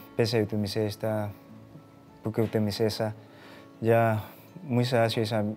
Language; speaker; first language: Finnish; non-native, learner; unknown